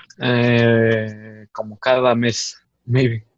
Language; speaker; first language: Spanish; early bilingual, other home language; English